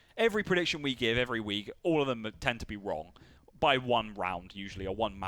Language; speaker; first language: English; native; English